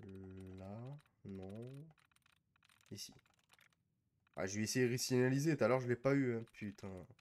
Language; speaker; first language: French; native; French